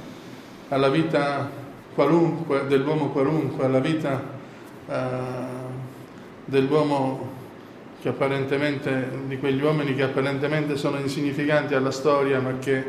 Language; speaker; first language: Italian; native; Italian